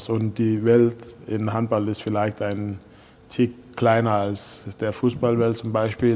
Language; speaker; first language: German; non-native, fluent; Danish